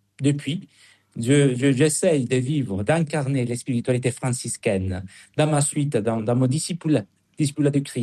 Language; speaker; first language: French; non-native, fluent; Spanish